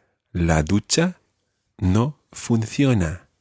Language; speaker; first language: Spanish; non-native, fluent; English